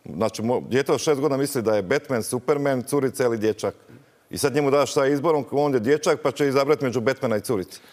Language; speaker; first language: Croatian; native; Croatian